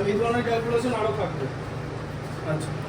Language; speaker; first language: Bangla; native; Bangla